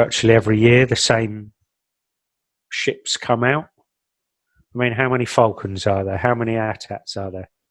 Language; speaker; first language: English; native; English